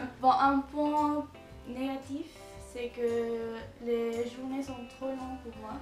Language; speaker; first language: French; non-native, learner; Spanish